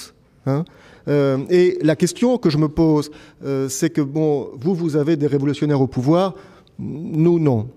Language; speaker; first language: French; native; French